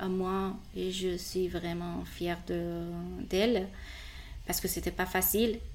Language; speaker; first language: French; non-native, learner; Persian